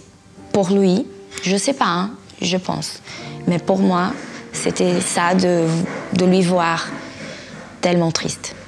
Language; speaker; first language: French; non-native, fluent; Portuguese